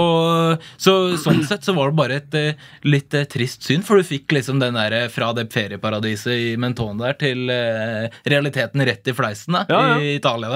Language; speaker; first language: Norwegian; native; Norwegian